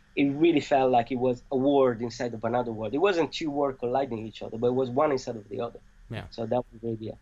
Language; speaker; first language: English; non-native, fluent; Italian